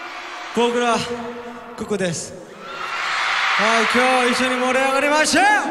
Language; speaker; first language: Japanese; non-native, learner; Korean